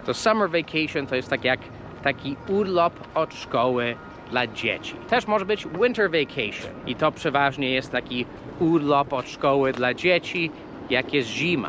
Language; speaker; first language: Polish; non-native, fluent; English